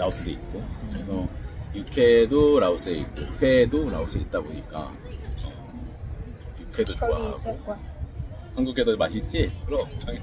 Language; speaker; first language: Korean; native; Korean